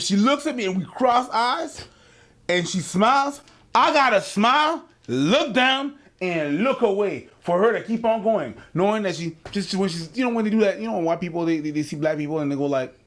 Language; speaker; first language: English; native; English